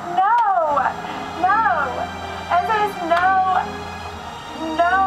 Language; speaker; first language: Spanish; non-native, learner; English